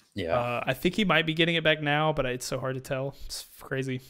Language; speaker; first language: English; native; English